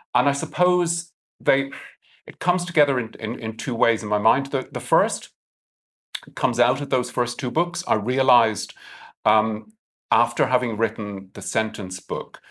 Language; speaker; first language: English; native; English